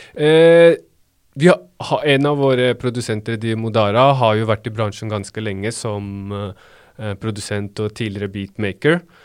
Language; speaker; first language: Norwegian; early bilingual, other home language; Baluchi